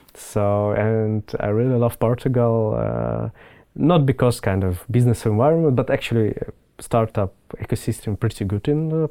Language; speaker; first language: English; non-native, fluent; Ukrainian